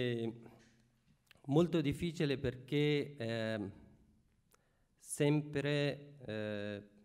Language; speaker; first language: Italian; non-native, fluent; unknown